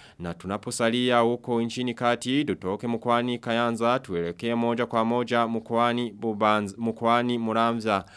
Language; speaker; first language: Swahili; non-native, local second language; Rundi